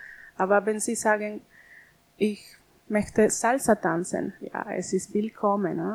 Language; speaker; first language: German; non-native, learner; Spanish